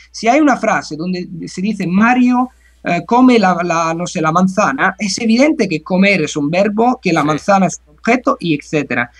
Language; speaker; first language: Spanish; non-native, fluent; Italian